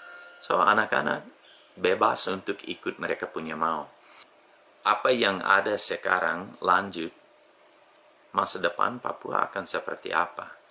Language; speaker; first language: Indonesian; non-native, fluent; English